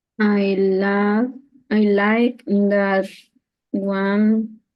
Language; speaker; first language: English; non-native, learner; Spanish